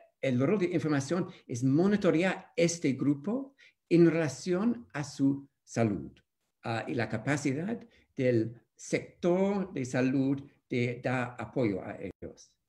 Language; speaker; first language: Spanish; non-native, fluent; English